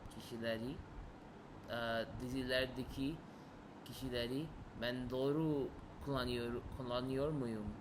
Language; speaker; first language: Turkish; non-native, learner; English